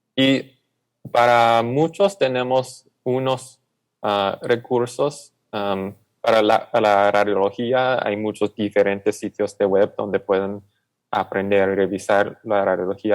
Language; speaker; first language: Spanish; non-native, fluent; English